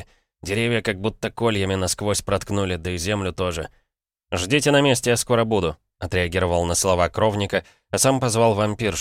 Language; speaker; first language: Russian; native; Russian